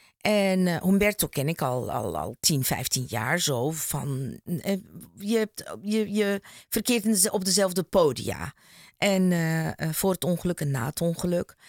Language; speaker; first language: Dutch; early bilingual, other home language; Turkish